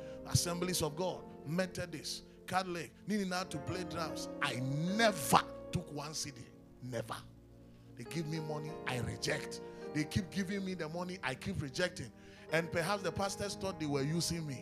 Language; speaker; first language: English; non-native, local second language; Akan